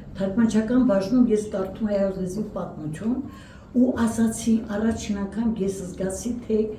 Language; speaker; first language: Armenian; native; Armenian